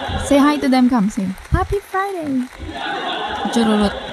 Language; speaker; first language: English; non-native, local second language; Filipino